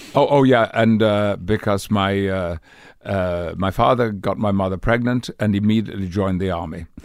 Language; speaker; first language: English; native; English